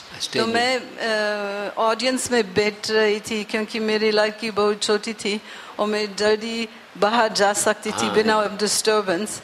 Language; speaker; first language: Hindi; non-native, learner; English